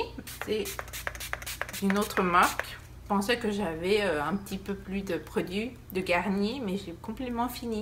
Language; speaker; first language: French; non-native, fluent; Spanish